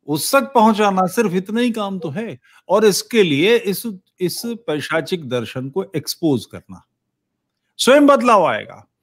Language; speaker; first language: Hindi; native; Hindi